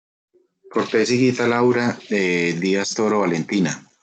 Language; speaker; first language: Spanish; native; Spanish